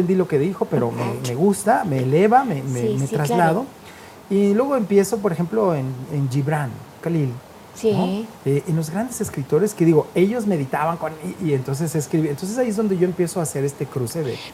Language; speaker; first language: Spanish; native; Spanish